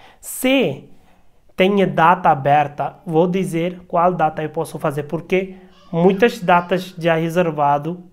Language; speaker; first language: Portuguese; non-native, learner; Hindi